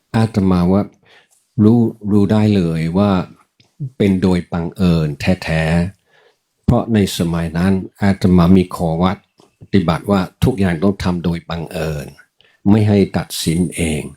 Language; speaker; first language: Thai; non-native, fluent; English